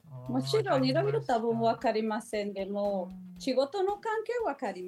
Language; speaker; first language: Japanese; non-native, learner; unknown